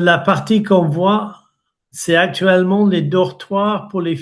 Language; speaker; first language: French; non-native, fluent; English